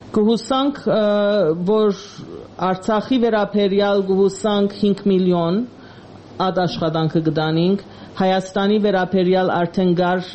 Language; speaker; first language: Armenian; native; Armenian